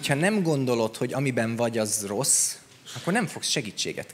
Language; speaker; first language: Hungarian; native; Hungarian